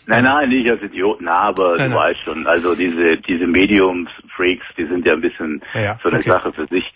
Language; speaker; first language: German; native; German